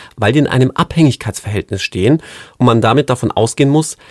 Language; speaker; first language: German; non-native, fluent; English